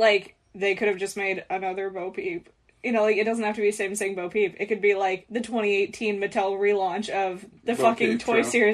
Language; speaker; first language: English; native; English